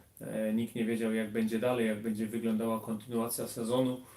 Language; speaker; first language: Polish; early bilingual, heritage; Polish